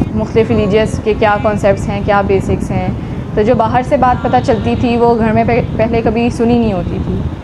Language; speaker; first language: Urdu; native; Urdu